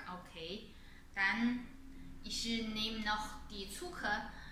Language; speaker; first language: German; non-native, learner; Chinese